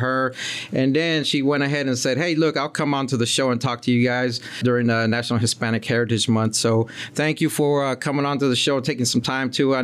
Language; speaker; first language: English; early bilingual, other home language; Spanish